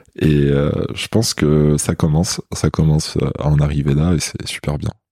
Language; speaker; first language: French; non-native, local second language; Kabyle